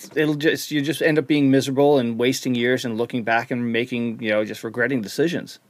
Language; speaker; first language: English; native; English